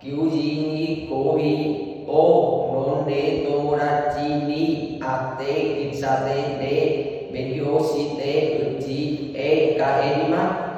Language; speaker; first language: Japanese; non-native, learner; Vietnamese